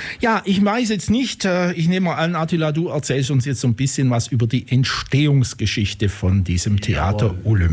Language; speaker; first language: German; native; German